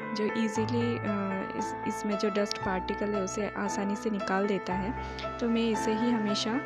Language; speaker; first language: Hindi; non-native, local second language; Bangla